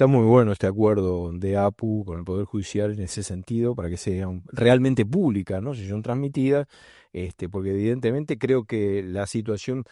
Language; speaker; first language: Spanish; native; Spanish